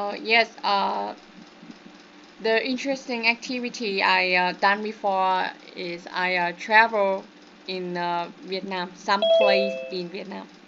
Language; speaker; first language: English; non-native, learner; Vietnamese